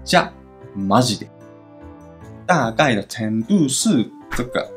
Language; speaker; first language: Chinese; non-native, fluent; Japanese